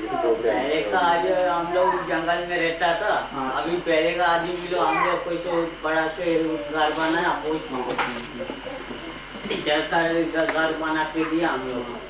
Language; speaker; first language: Hindi; non-native, local second language; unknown